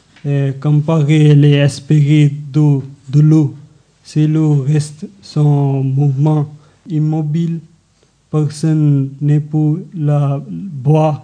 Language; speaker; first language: French; non-native, learner; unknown